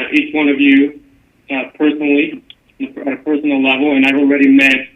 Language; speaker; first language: English; non-native, fluent; Spanish